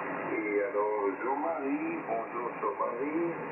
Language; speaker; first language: French; non-native, fluent; German